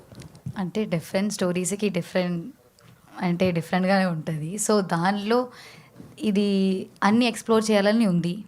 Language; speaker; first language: Telugu; non-native, fluent; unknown